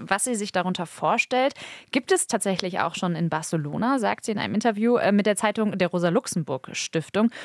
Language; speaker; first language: German; native; German